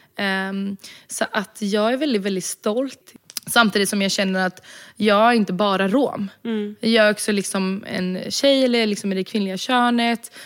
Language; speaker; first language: Swedish; early bilingual, other home language; Romany